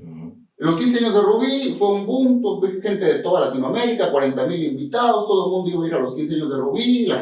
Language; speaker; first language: Spanish; native; Spanish